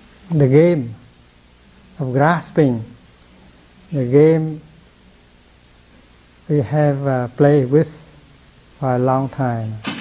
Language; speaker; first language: English; non-native, fluent; Vietnamese